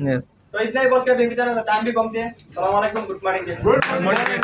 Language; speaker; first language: Hindi; non-native, learner; Bangla